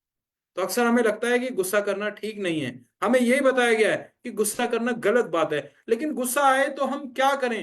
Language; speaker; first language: Hindi; native; Hindi